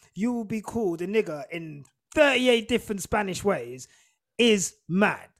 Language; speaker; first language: English; native; English